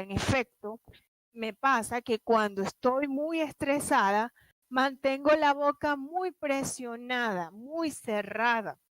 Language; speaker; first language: Spanish; native; Spanish